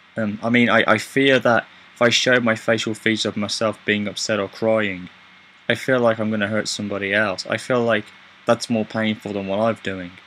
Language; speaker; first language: English; native; English